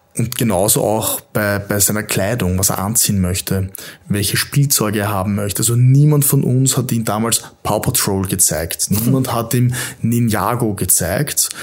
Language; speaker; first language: German; native; German